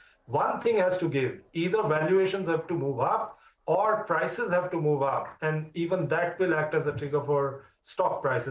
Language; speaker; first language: English; non-native, local second language; Hindi